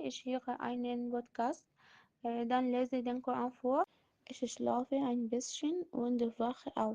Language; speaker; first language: German; non-native, learner; Arabic